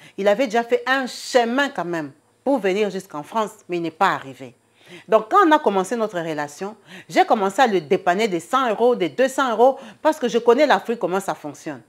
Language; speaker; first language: French; non-native, local second language; Lingala